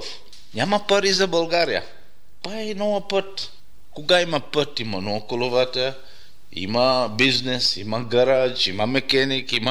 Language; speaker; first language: Bulgarian; non-native, learner; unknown